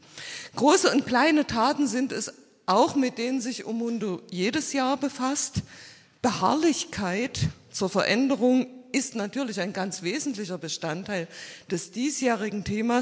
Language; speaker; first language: German; native; German